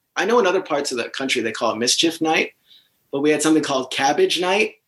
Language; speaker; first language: English; native; English